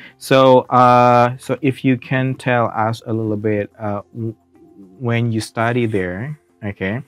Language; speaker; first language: English; non-native, learner; Indonesian